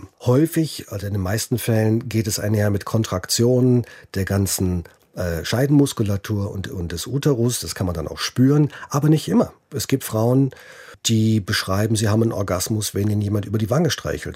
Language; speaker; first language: German; native; German